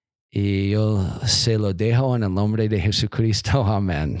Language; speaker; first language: Spanish; non-native, learner; English